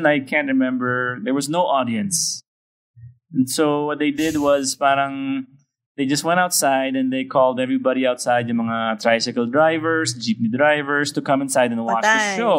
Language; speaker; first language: English; non-native, local second language; Filipino